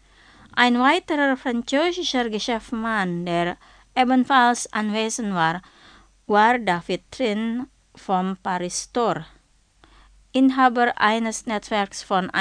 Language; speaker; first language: German; non-native, fluent; Indonesian